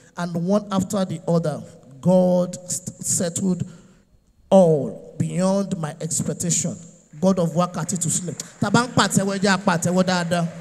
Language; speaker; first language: English; non-native, local second language; Yoruba